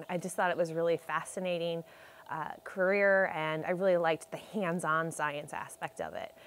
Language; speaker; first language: English; native; English